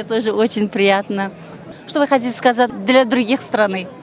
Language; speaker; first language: Russian; non-native, fluent; Turkmen